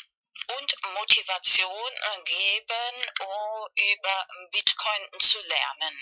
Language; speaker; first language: German; non-native, fluent; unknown